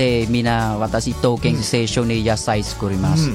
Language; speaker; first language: Japanese; non-native, learner; Khmer